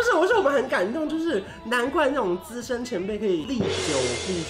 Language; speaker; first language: Chinese; native; Chinese